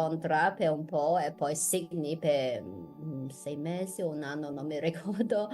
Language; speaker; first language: Italian; non-native, fluent; Chinese